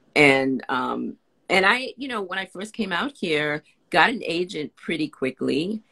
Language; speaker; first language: English; native; English